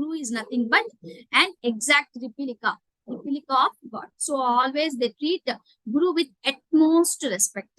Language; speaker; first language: English; non-native, local second language; Telugu